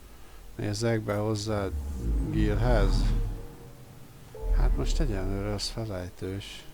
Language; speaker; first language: Hungarian; native; Hungarian